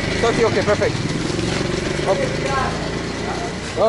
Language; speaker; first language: English; non-native, learner; French